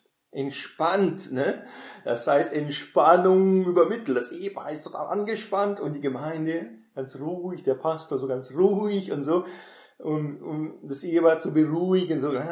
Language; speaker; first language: German; non-native, fluent; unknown